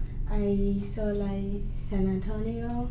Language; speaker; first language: English; non-native, learner; Spanish